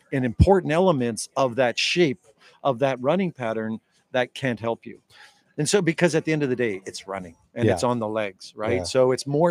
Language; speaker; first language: English; native; English